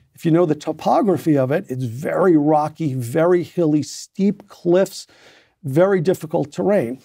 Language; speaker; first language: English; native; English